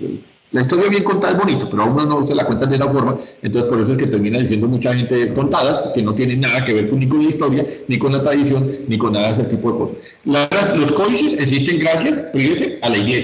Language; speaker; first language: Spanish; native; Spanish